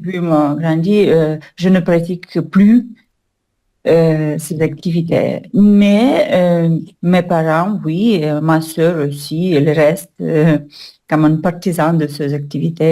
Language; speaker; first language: French; non-native, learner; Russian